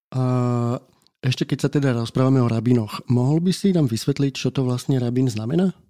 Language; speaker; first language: Slovak; native; Slovak